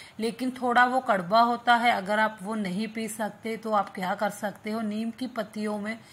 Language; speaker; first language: Hindi; non-native, local second language; Punjabi